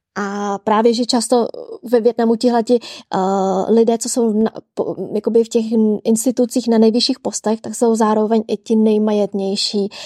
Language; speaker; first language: Czech; early bilingual, other home language; Vietnamese